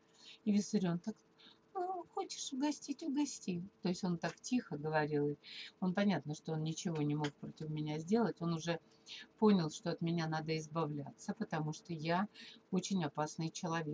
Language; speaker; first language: Russian; native; Russian